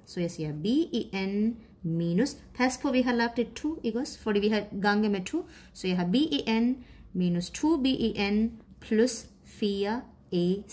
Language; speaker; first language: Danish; non-native, fluent; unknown